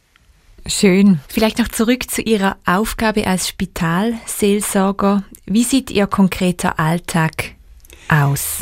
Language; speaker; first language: German; native; German